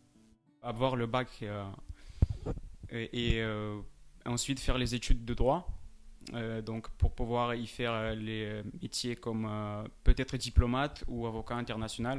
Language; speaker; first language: French; non-native, fluent; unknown